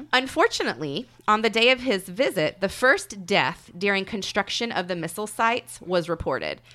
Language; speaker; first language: English; native; English